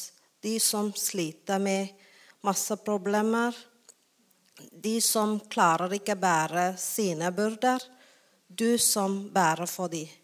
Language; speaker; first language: Norwegian; non-native, learner; Tamil